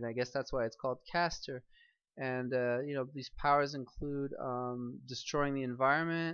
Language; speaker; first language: English; native; English